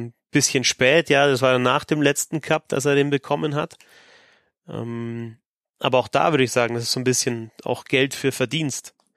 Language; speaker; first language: German; native; German